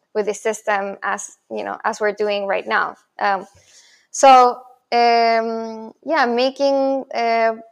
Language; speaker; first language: English; non-native, fluent; Spanish